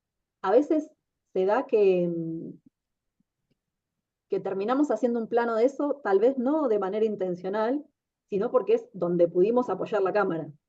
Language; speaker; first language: Spanish; native; Spanish